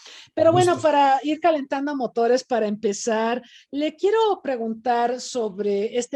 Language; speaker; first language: Spanish; native; Spanish